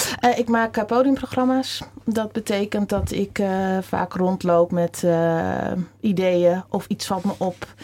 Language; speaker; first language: Dutch; native; Dutch